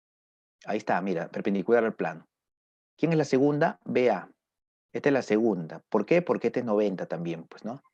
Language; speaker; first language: Spanish; native; Spanish